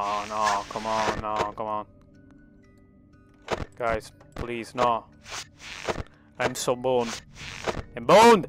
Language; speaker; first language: English; non-native, learner; Italian